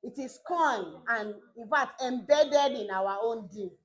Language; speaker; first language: English; non-native, local second language; Yoruba